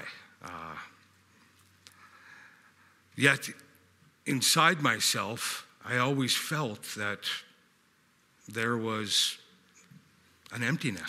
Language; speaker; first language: English; native; English